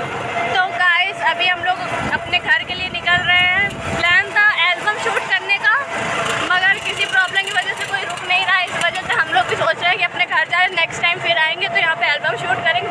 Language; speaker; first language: Hindi; native; Hindi